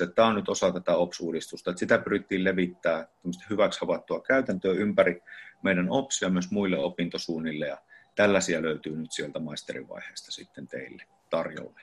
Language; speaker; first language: Finnish; native; Finnish